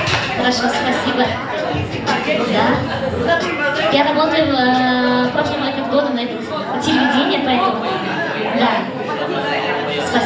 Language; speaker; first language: Russian; non-native, local second language; Uzbek